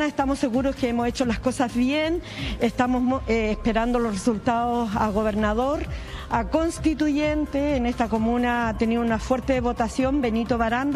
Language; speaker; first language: Spanish; native; Spanish